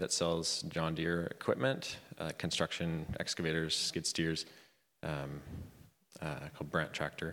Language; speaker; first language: English; native; English